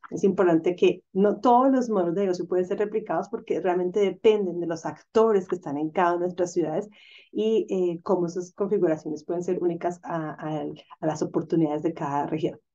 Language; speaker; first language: Spanish; native; Spanish